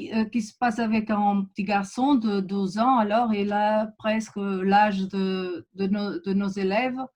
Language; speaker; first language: French; non-native, fluent; Portuguese